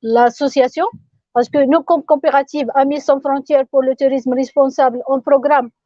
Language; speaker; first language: French; non-native, local second language; Arabic